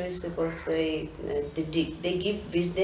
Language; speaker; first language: English; non-native, learner; Tibetan